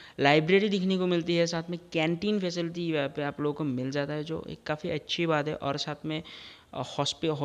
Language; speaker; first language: Hindi; non-native, local second language; Assamese